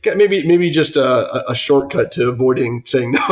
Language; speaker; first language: English; native; English